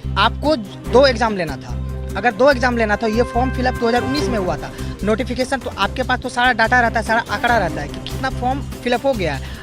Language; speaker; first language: Hindi; native; Hindi